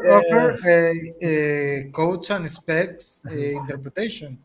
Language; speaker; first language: English; non-native, learner; Spanish